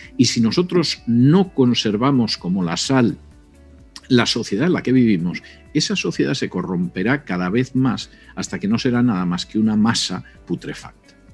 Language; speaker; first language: Spanish; native; Spanish